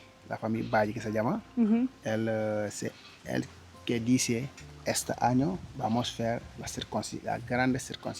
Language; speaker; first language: Spanish; non-native, learner; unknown